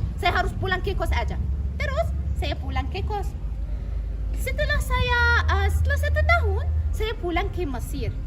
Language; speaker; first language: Indonesian; non-native, fluent; Arabic